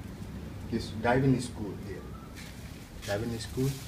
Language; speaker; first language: English; non-native, learner; Sinhala